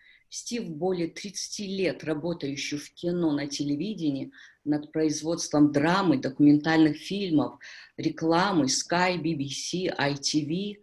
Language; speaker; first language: Russian; native; Russian